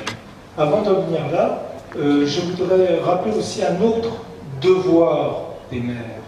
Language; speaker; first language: French; native; French